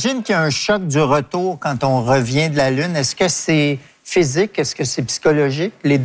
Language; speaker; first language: French; native; French